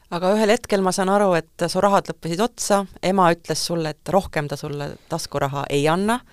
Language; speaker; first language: Estonian; native; Estonian